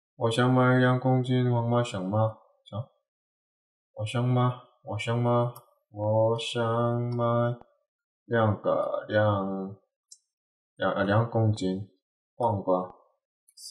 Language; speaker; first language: Chinese; non-native, learner; Korean